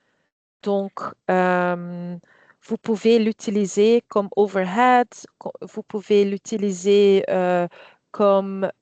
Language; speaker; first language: French; non-native, fluent; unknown